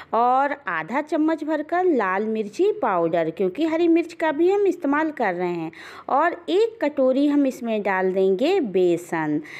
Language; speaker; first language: Hindi; native; Hindi